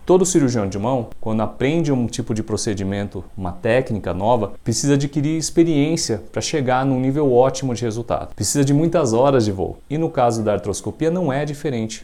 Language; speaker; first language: Portuguese; native; Portuguese